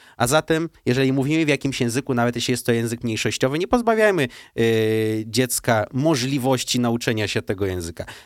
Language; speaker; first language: Polish; early bilingual, heritage; Russian